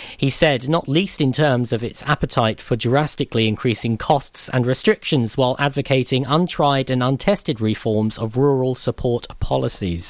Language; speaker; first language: English; native; English